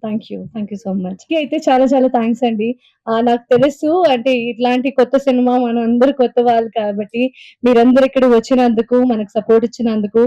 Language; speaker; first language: Telugu; non-native, fluent; Hindi